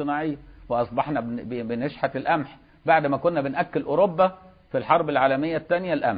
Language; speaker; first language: Arabic; native; Arabic